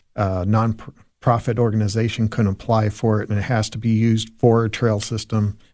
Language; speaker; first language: English; native; English